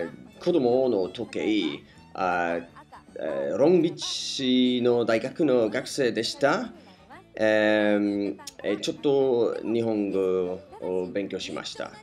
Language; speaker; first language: Japanese; non-native, learner; English